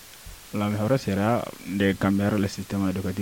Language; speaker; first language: Spanish; non-native, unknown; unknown